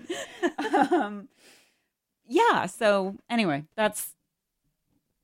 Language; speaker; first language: English; native; English